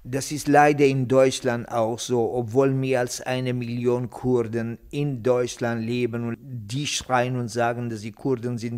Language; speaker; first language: German; non-native, fluent; Kurdish